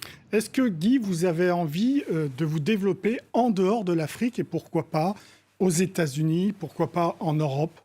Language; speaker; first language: French; native; French